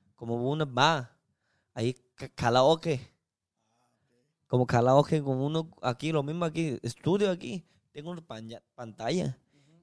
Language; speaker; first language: Spanish; non-native, learner; Chinese